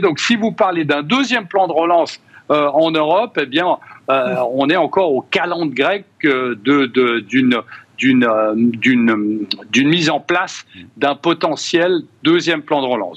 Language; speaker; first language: French; native; French